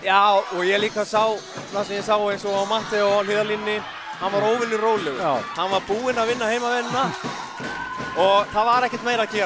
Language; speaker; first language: Icelandic; native; Icelandic